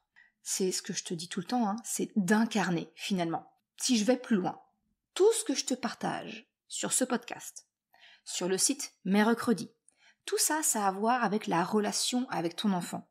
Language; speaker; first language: French; native; French